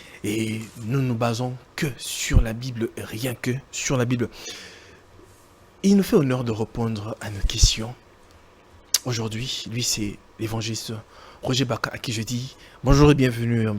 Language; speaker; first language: French; non-native, local second language; Lingala